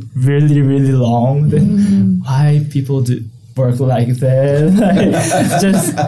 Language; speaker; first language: English; non-native, learner; Korean